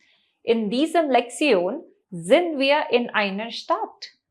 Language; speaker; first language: German; non-native, fluent; Hindi